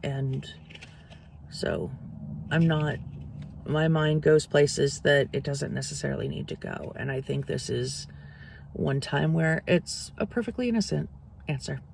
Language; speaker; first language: English; native; English